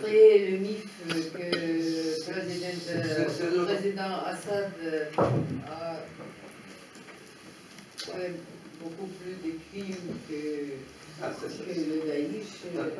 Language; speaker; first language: French; non-native, fluent; Russian